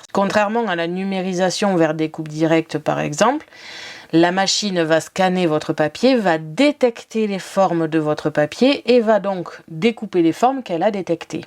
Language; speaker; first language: French; native; French